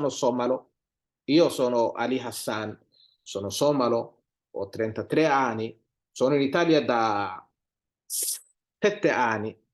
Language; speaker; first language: Italian; non-native, learner; Somali